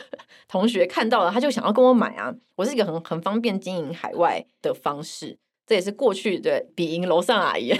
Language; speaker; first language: Chinese; native; Chinese